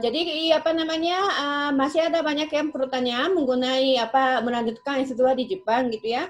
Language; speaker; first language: Indonesian; non-native, fluent; Japanese